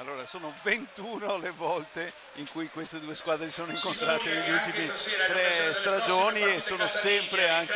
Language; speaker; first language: Italian; native; Italian